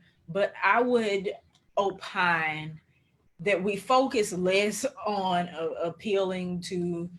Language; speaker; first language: English; native; English